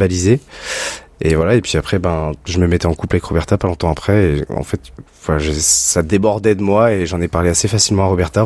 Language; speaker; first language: French; native; French